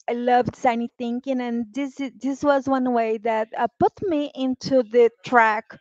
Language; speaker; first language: English; non-native, fluent; Portuguese